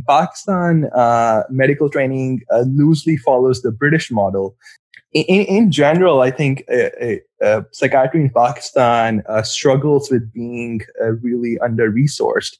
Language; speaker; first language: English; non-native, local second language; Urdu